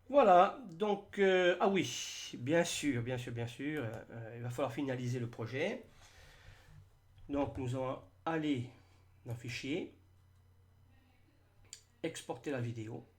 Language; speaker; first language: French; native; French